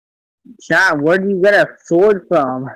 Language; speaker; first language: English; native; English